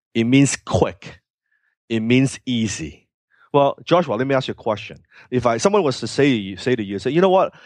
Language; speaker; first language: English; non-native, local second language; Cantonese